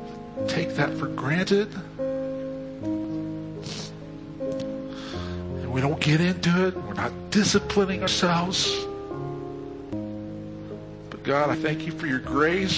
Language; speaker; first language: English; native; English